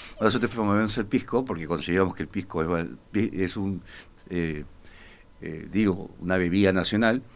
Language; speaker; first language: Spanish; native; Spanish